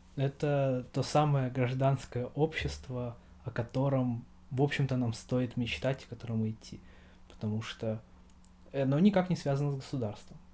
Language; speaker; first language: Russian; native; Russian